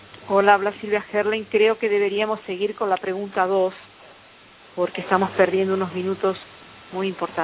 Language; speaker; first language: Spanish; native; Spanish